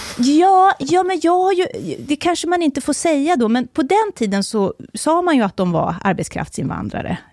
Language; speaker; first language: Swedish; native; Swedish